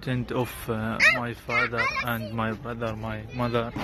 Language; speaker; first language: English; non-native, learner; Arabic